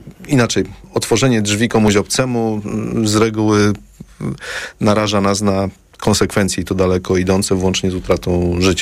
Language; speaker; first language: Polish; native; Polish